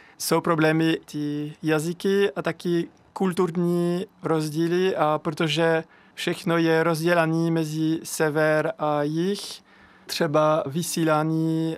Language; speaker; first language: Czech; non-native, fluent; French